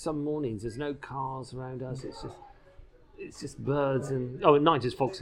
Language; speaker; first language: English; native; English